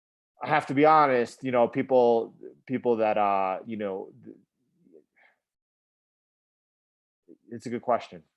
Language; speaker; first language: English; native; English